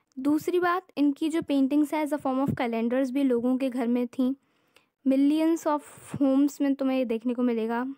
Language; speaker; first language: Hindi; native; Hindi